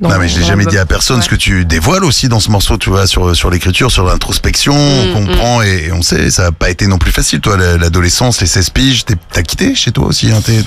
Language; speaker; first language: French; native; French